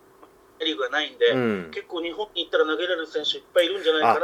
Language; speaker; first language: Japanese; native; Japanese